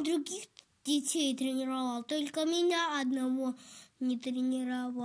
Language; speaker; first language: Russian; early bilingual, heritage; Russian